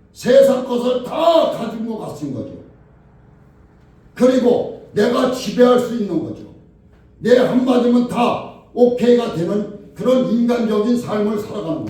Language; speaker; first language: Korean; native; Korean